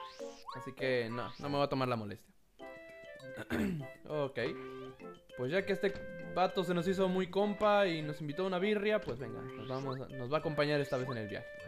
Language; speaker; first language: Spanish; native; Spanish